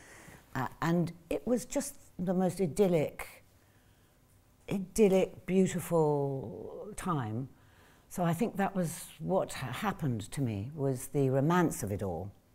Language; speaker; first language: English; native; English